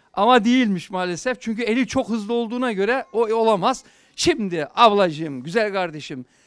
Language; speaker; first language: Turkish; native; Turkish